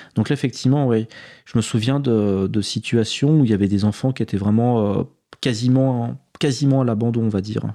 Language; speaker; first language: French; native; French